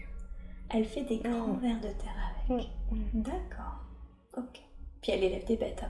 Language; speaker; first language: French; native; French